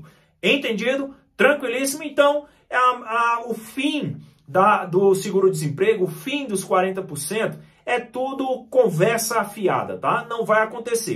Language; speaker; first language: Portuguese; native; Portuguese